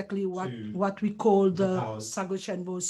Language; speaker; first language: English; non-native, learner; Morisyen